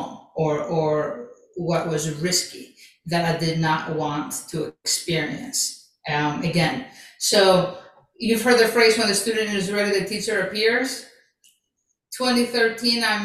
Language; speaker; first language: English; early bilingual, other home language; Greek